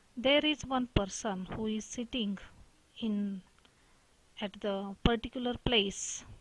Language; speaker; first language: English; non-native, local second language; Marathi